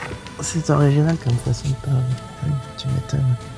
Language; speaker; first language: French; native; French